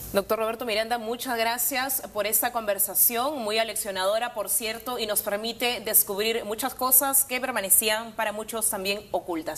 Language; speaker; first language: Spanish; native; Spanish